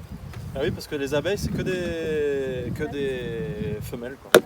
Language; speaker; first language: French; native; French